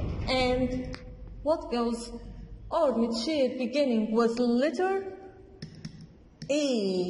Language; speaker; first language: English; non-native, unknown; Arabic